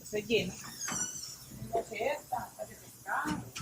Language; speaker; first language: Spanish; native; Spanish